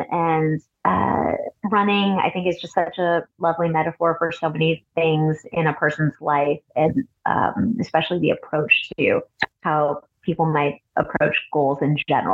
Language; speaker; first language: English; native; English